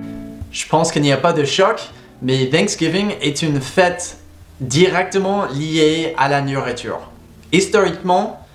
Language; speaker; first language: French; non-native, fluent; English